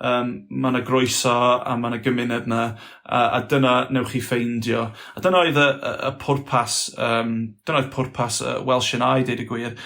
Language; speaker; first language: Welsh; non-native, local second language; English